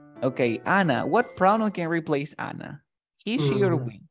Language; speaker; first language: English; non-native, fluent; Spanish